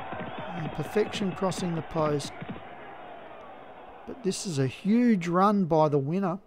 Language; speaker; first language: English; native; English